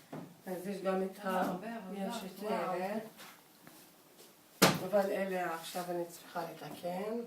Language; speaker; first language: Hebrew; non-native, local second language; Arabic